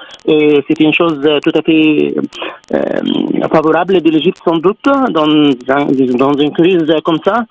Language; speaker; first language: French; non-native, fluent; Arabic